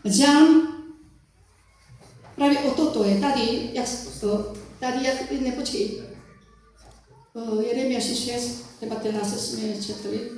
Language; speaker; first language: Czech; non-native, fluent; Korean